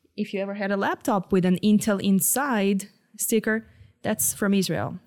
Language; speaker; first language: English; non-native, fluent; Hebrew